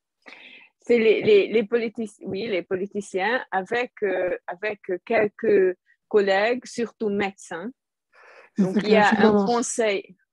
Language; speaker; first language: French; non-native, fluent; Hungarian